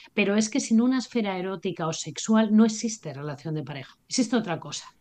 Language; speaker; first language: Spanish; native; Spanish